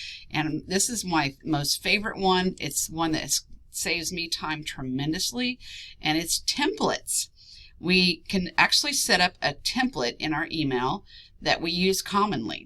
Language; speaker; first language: English; native; English